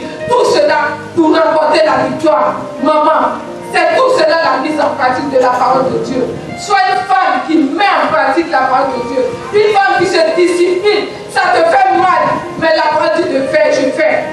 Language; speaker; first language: French; non-native, local second language; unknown